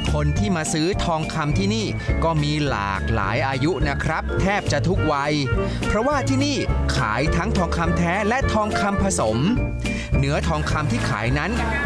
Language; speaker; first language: Thai; native; Thai